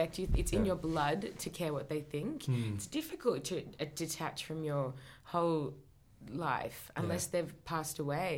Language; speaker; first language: English; native; English